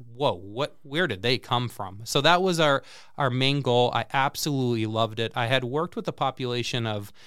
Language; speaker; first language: English; native; English